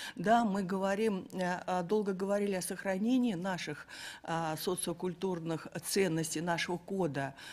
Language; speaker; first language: Russian; native; Russian